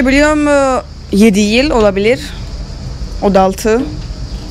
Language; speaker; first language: Turkish; non-native, learner; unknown